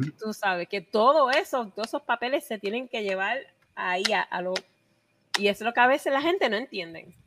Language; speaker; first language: Spanish; native; Spanish